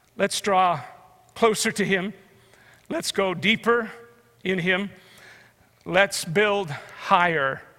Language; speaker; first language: English; native; English